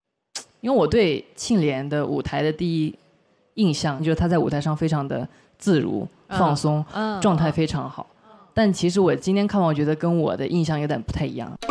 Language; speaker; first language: Chinese; native; Chinese